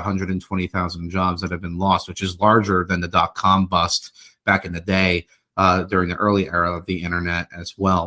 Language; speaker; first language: English; native; English